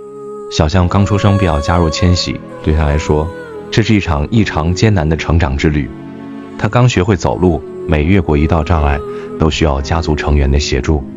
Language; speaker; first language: Chinese; native; Chinese